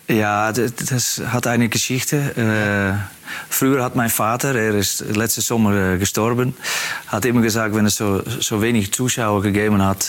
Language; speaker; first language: German; non-native, fluent; Dutch